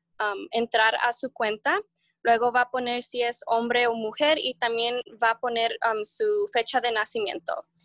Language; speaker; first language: Spanish; early bilingual, heritage; Spanish